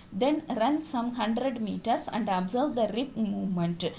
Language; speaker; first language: English; non-native, local second language; Tamil